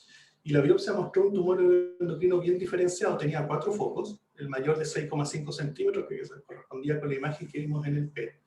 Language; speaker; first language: Spanish; native; Spanish